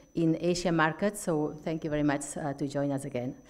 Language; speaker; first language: English; non-native, fluent; Catalan